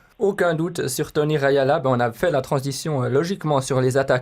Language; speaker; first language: French; native; French